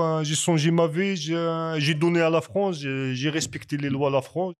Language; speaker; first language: French; non-native, learner; Kabyle